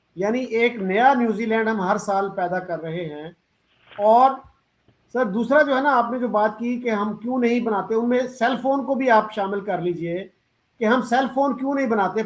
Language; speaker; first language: Urdu; native; Urdu